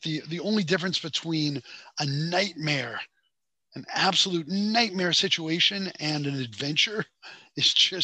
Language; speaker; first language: English; native; English